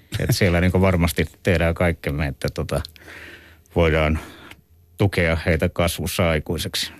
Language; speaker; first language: Finnish; native; Finnish